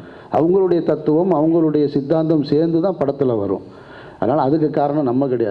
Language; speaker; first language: Tamil; native; Tamil